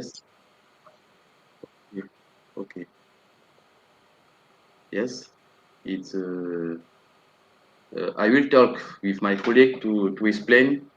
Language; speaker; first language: English; non-native, learner; French